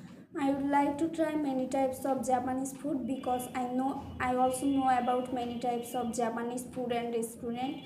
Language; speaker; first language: English; non-native, learner; Bangla